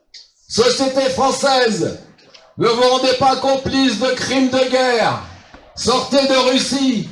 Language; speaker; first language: French; non-native, fluent; Ukrainian